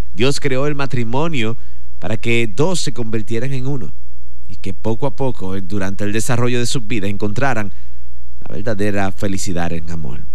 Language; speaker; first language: Spanish; native; Spanish